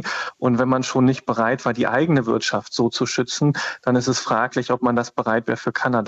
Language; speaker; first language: German; native; German